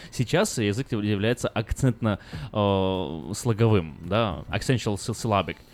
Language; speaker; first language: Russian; early bilingual, heritage; Russian